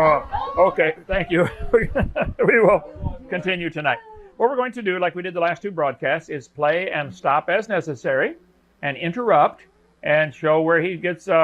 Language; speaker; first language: English; native; English